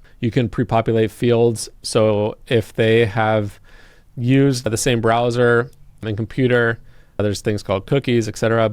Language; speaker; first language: English; native; English